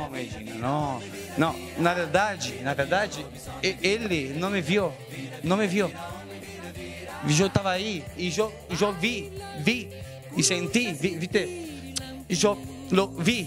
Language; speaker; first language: Portuguese; non-native, learner; Spanish